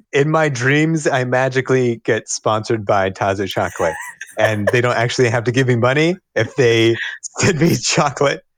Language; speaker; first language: English; native; English